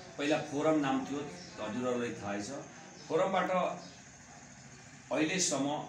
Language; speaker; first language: Nepali; non-native, local second language; Bhojpuri